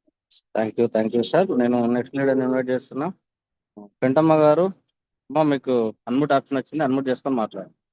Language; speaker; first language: Telugu; native; Telugu